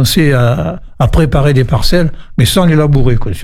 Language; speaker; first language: French; native; French